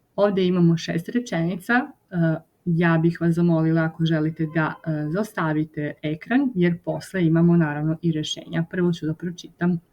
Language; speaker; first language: Bosnian; non-native, fluent; Italian